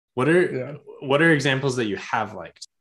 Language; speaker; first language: English; native; English